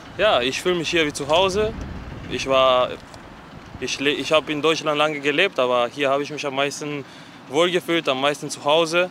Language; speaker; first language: German; non-native, fluent; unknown